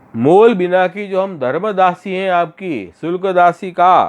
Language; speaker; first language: Hindi; non-native, local second language; Gujarati